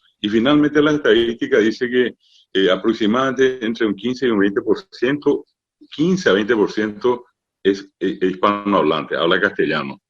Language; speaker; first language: Spanish; non-native, local second language; Guarani